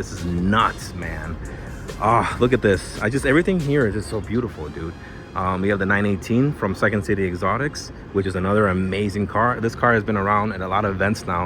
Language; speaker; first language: English; native; English